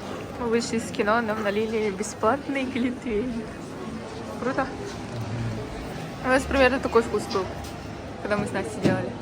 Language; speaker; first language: Russian; native; Russian